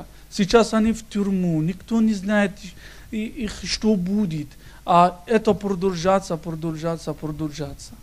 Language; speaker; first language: Russian; non-native, learner; Persian